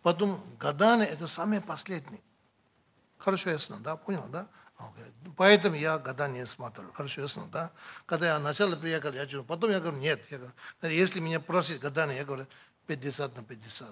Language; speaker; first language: Russian; non-native, learner; Tibetan